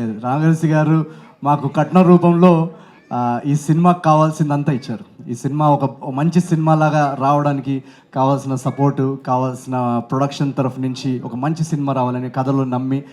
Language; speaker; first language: Telugu; native; Telugu